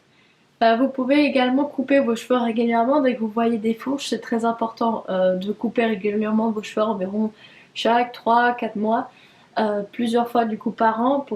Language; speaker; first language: French; native; French